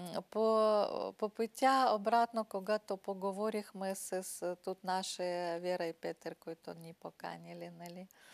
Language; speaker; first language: Bulgarian; non-native, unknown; Russian